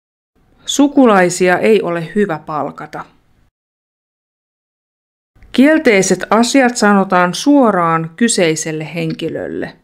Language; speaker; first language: Finnish; non-native, fluent; Russian